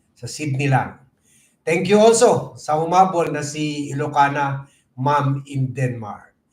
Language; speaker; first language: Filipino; native; Filipino